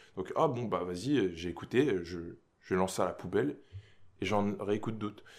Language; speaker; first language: French; native; French